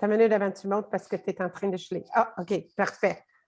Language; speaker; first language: French; native; French